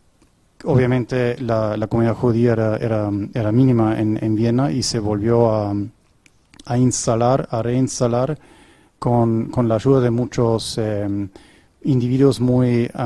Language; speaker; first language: Spanish; non-native, fluent; German